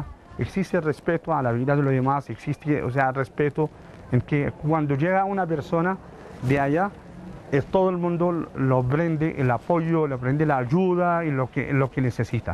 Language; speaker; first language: Spanish; non-native, fluent; Arabic